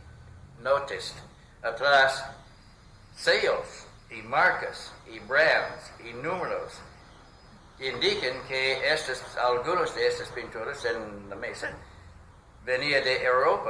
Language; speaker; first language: Spanish; non-native, learner; English